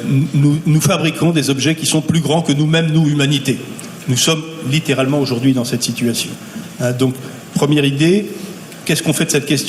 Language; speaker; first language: French; native; French